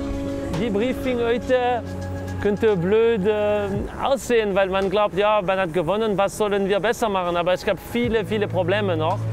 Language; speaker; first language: German; non-native, local second language; French